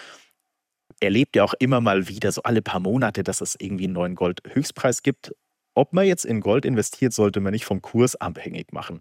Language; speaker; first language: German; native; German